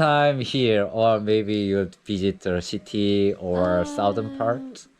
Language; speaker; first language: English; non-native, learner; Korean